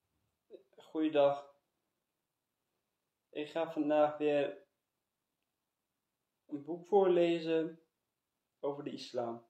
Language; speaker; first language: Dutch; early bilingual, other home language; Turkish